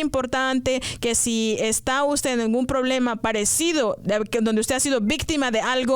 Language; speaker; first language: Spanish; native; Spanish